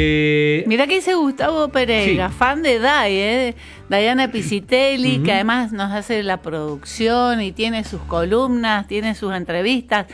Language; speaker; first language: Spanish; native; Spanish